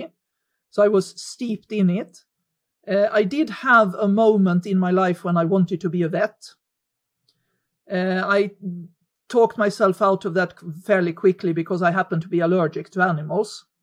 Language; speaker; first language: English; non-native, fluent; Swedish